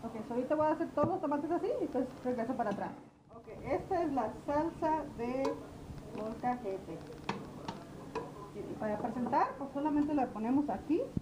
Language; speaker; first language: Spanish; native; Spanish